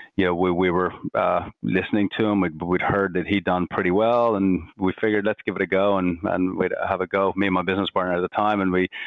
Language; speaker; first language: English; native; English